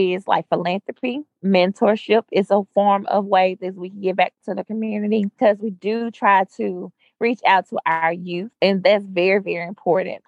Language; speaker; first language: English; native; English